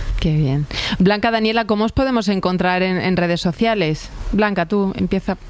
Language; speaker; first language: Spanish; native; Spanish